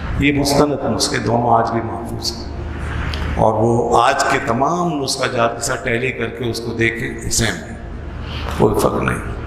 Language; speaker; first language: Urdu; native; Urdu